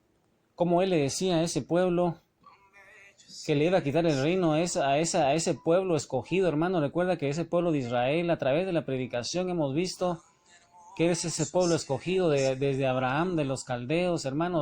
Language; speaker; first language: Spanish; native; Spanish